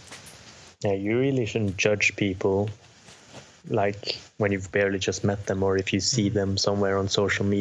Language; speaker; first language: English; non-native, fluent; Norwegian